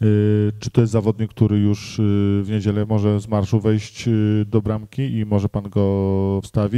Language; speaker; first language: Polish; native; Polish